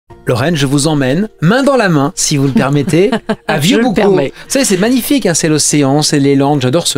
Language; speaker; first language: French; native; French